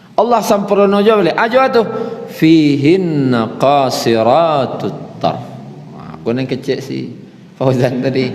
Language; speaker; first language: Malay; non-native, local second language; Minangkabau